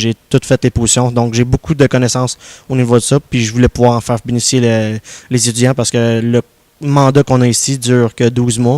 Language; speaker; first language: French; native; French